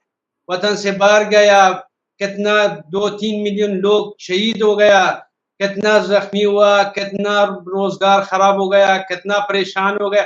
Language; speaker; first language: Hindi; non-native, fluent; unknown